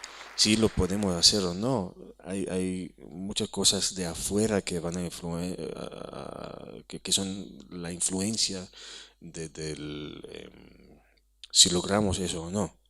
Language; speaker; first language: Spanish; non-native, fluent; Hebrew